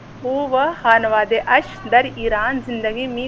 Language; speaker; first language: Persian; non-native, learner; Urdu